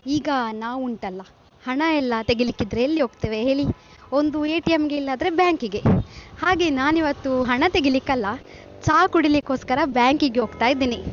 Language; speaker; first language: Kannada; non-native, local second language; Tulu